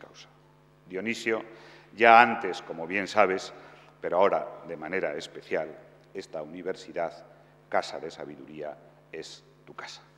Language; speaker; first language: Spanish; native; Spanish